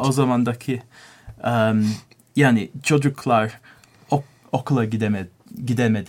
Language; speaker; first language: Turkish; non-native, learner; English